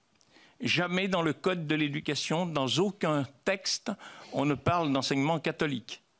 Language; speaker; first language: French; native; French